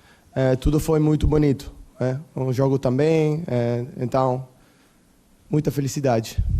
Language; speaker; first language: Portuguese; non-native, learner; Italian